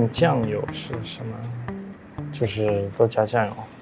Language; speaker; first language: Chinese; early bilingual, heritage; Chinese